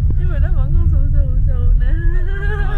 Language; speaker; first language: Korean; non-native, learner; Vietnamese